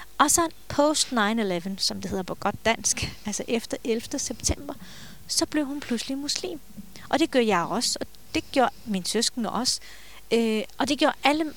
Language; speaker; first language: Danish; early bilingual, other home language; Turkish